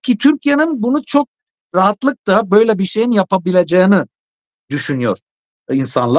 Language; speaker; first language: Turkish; non-native, fluent; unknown